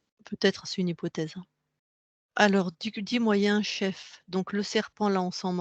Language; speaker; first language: French; native; French